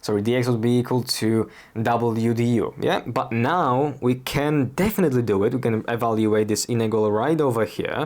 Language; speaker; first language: English; non-native, fluent; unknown